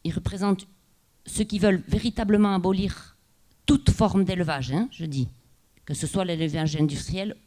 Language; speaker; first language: French; non-native, local second language; Basque